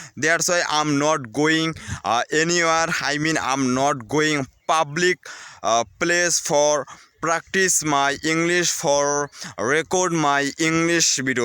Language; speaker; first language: English; non-native, learner; Bangla